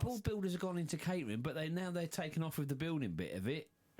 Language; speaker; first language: English; native; English